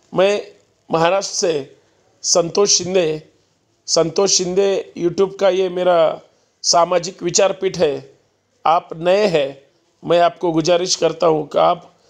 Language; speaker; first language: Hindi; non-native, local second language; Marathi